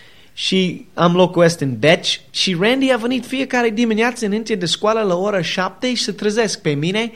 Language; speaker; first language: Romanian; non-native, learner; English